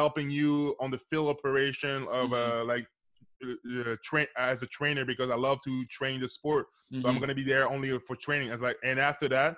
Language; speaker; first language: English; native; English